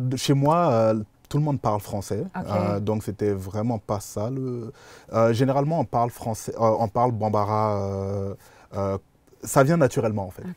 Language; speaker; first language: French; native; French